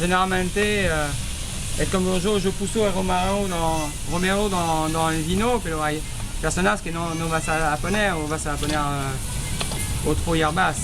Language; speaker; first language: Spanish; non-native, learner; French